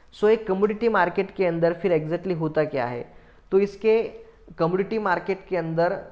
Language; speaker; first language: Hindi; non-native, local second language; Marathi